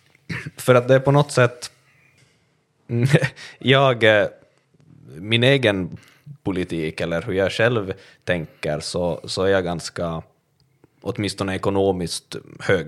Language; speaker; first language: Swedish; native; Swedish